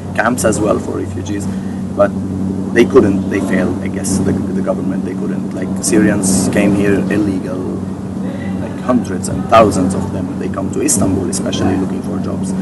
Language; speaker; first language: English; non-native, fluent; Arabic